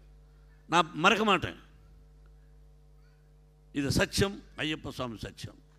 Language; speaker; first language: Tamil; non-native, local second language; Telugu